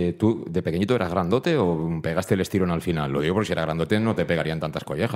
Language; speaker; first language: Spanish; native; Spanish